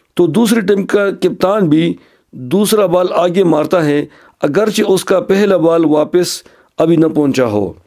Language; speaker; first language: Urdu; non-native, local second language; Khowar